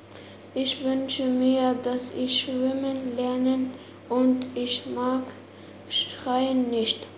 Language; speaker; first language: German; early bilingual, other home language; Kurdish